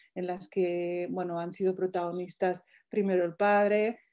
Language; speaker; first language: Spanish; non-native, fluent; Arabic